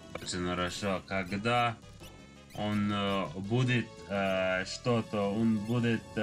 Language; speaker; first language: Russian; non-native, learner; English